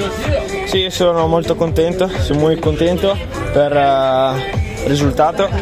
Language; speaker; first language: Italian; non-native, learner; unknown